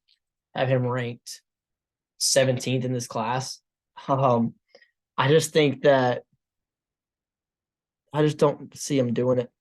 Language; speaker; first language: English; native; English